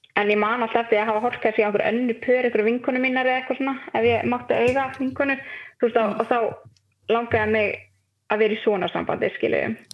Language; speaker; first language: Icelandic; native; Icelandic